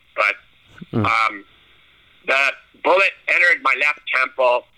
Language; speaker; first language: English; native; English